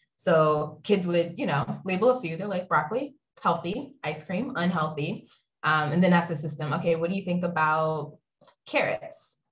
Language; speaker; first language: English; native; English